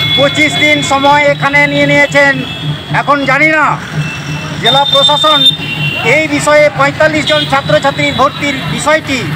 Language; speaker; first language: Bangla; non-native, local second language; Santali